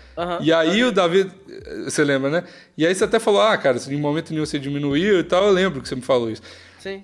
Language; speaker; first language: Portuguese; native; Portuguese